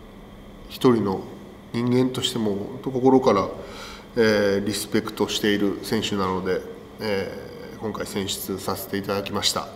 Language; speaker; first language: Japanese; native; Japanese